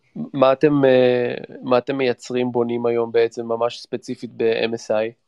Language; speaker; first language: Hebrew; native; Hebrew